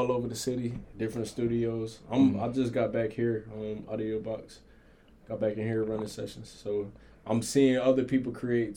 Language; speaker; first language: English; native; English